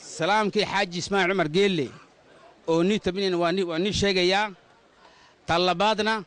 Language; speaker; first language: Somali; non-native, local second language; Afar